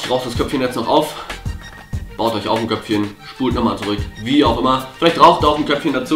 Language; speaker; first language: German; native; German